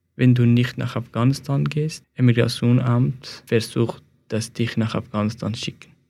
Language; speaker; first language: German; non-native, fluent; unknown